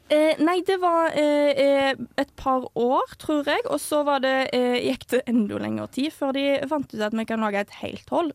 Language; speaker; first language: Norwegian; native; Norwegian